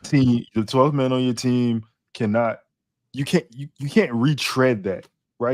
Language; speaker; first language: English; native; English